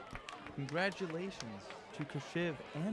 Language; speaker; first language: English; native; English